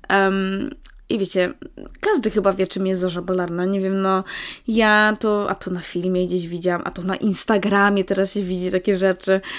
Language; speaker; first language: Polish; native; Polish